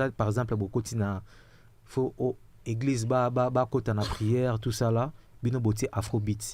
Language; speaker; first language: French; non-native, local second language; Lingala